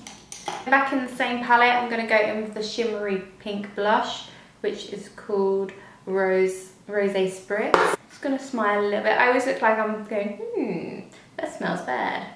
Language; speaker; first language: English; native; English